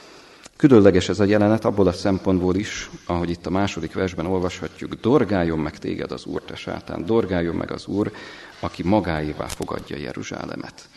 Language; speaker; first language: Hungarian; native; Hungarian